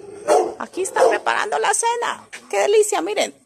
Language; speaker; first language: Spanish; native; Spanish